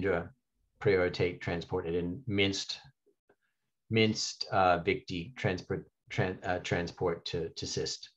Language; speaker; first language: Danish; non-native, fluent; English